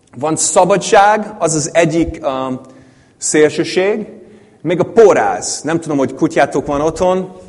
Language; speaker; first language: Hungarian; non-native, fluent; English